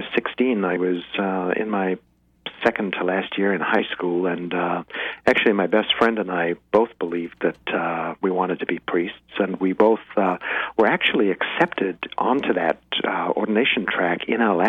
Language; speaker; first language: English; native; English